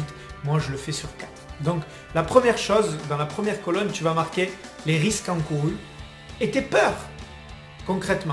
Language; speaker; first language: French; native; French